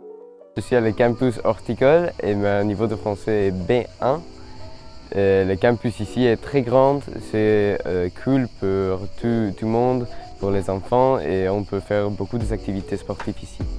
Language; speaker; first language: French; non-native, learner; Spanish